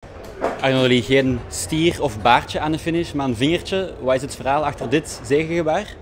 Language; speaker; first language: Dutch; native; Dutch